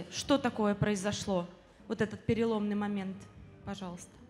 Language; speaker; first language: Russian; native; Russian